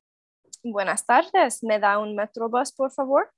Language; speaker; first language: Spanish; non-native, learner; English